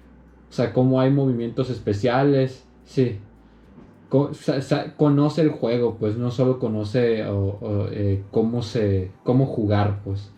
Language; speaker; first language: Spanish; native; Spanish